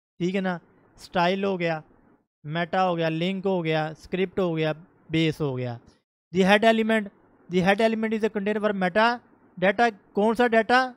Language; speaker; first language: Urdu; native; Urdu